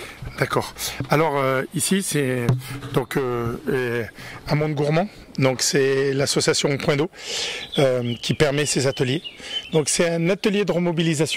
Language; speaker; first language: French; native; French